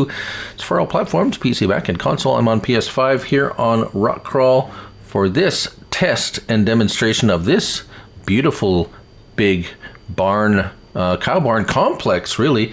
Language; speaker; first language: English; native; English